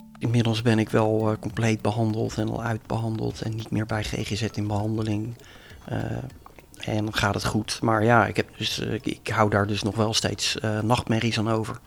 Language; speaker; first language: Dutch; native; Dutch